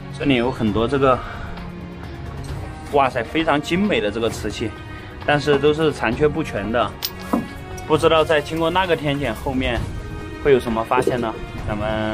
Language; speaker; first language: Chinese; native; Chinese